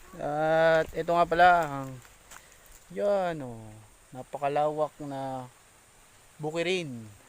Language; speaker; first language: Filipino; native; Filipino